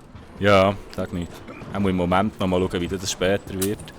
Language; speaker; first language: German; native; German